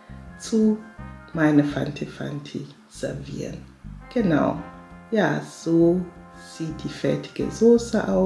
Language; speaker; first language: German; non-native, fluent; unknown